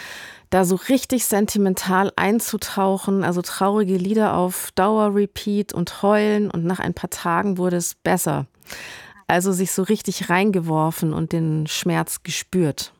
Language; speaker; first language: German; native; German